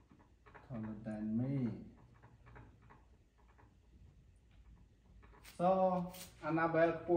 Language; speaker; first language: English; non-native, learner; Khmer